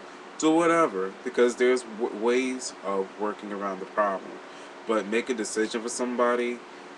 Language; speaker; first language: English; native; English